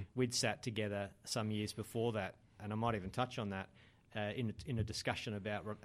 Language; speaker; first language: English; native; English